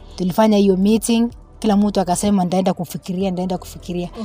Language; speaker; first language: Swahili; non-native, local second language; Kalenjin